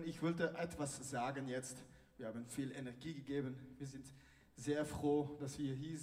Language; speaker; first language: German; non-native, learner; Dutch